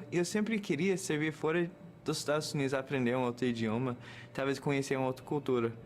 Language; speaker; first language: Portuguese; non-native, fluent; English